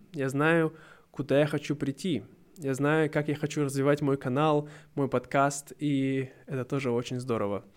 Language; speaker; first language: Russian; native; Russian